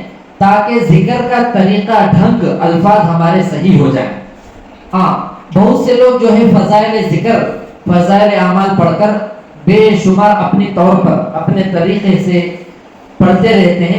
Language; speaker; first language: Urdu; native; Urdu